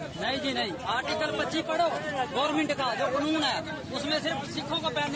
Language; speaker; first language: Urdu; non-native, local second language; Punjabi